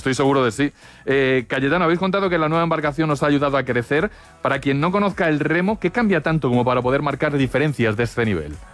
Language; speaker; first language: Spanish; native; Spanish